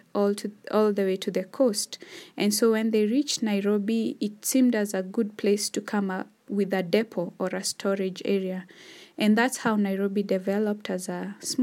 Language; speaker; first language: English; non-native, local second language; Kikuyu